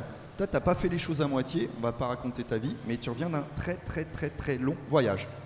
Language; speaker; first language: French; native; French